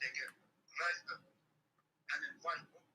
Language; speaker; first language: Finnish; non-native, learner; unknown